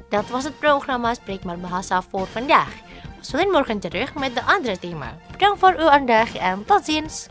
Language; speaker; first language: Dutch; non-native, learner; Indonesian